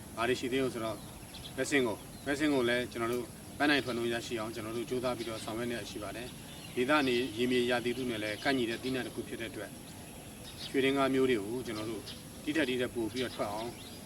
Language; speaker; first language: Burmese; native; Burmese